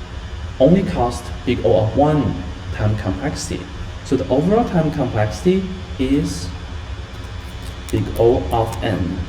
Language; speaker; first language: English; non-native, fluent; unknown